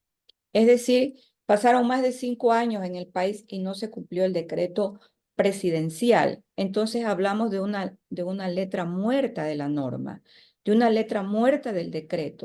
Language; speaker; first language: Spanish; native; Spanish